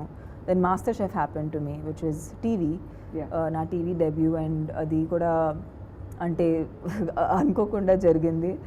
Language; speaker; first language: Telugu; non-native, fluent; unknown